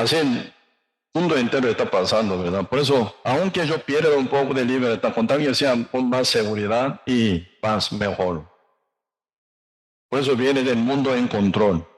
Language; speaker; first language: Spanish; non-native, learner; Korean